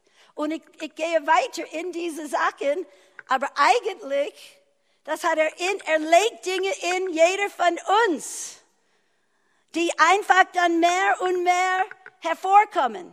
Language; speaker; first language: German; non-native, fluent; English